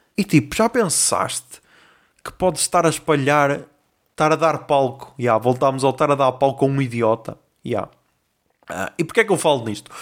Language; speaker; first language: Portuguese; native; Portuguese